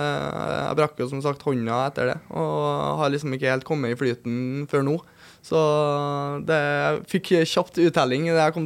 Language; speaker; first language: Norwegian; native; Norwegian